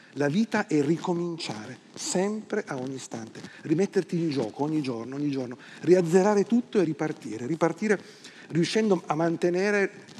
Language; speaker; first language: Italian; native; Italian